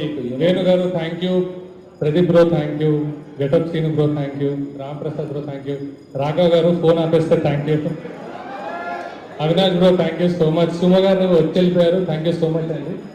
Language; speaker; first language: Telugu; native; Telugu